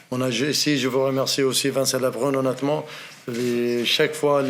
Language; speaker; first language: French; non-native, learner; Arabic